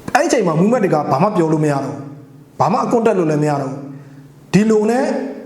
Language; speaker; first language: Burmese; non-native, local second language; Mon